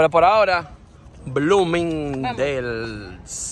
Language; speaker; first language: Spanish; native; Spanish